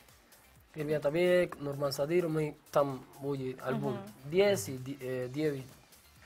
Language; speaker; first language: Russian; non-native, learner; Spanish